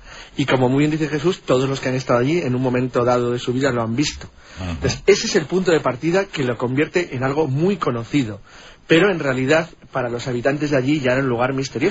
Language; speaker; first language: Spanish; native; Spanish